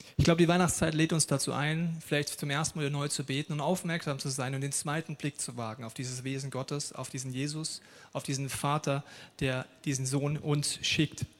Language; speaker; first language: German; native; German